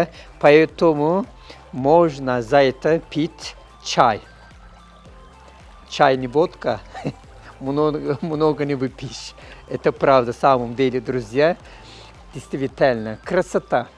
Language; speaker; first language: Russian; non-native, learner; Turkish